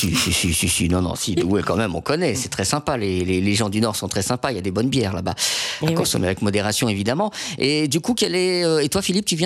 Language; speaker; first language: French; native; French